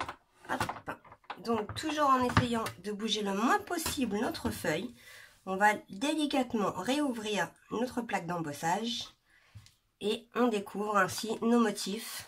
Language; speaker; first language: French; native; French